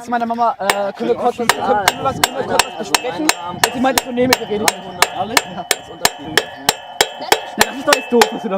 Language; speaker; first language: German; native; German